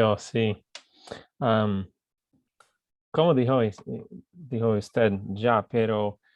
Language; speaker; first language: Spanish; non-native, fluent; English